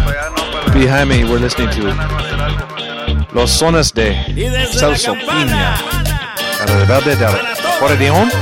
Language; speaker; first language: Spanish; non-native, learner; English